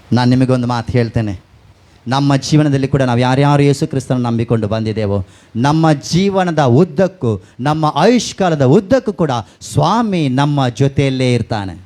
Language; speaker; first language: Kannada; non-native, local second language; Tulu